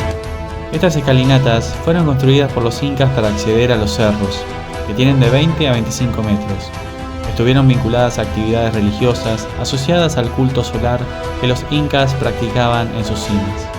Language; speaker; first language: Spanish; native; Spanish